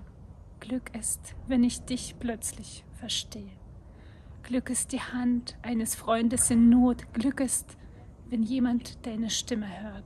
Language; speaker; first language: German; non-native, fluent; Russian